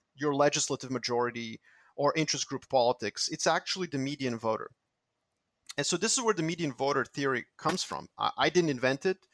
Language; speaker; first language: English; non-native, fluent; Serbian